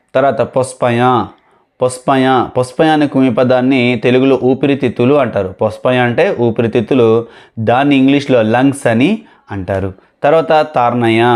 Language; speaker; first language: Telugu; non-native, local second language; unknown